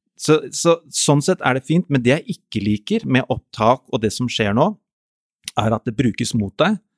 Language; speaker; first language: Norwegian; native; Norwegian